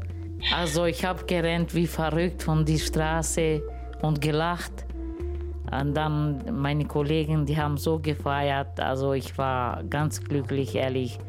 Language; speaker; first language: German; non-native, learner; Romany